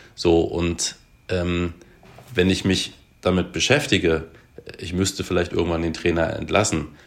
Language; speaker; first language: German; native; German